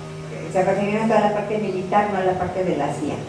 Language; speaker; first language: Spanish; native; Spanish